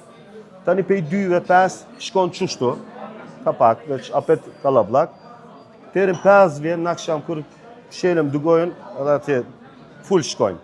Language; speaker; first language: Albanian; early bilingual, heritage; Albanian